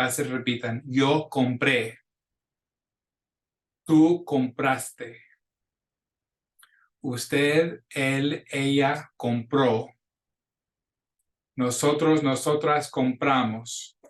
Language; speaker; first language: Spanish; non-native, fluent; English